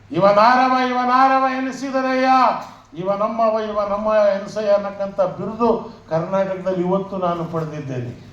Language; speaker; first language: Kannada; non-native, local second language; Urdu